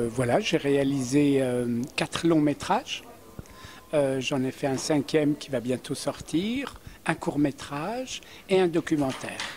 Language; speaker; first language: French; early bilingual, other home language; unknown